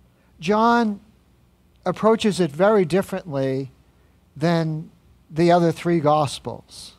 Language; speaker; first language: English; native; English